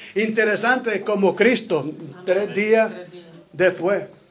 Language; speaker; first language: Spanish; native; Spanish